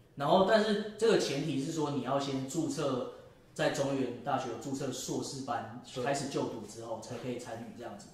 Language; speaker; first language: Chinese; native; Chinese